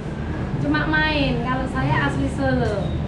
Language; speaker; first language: Indonesian; native; Indonesian